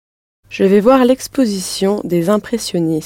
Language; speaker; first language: French; non-native, learner; English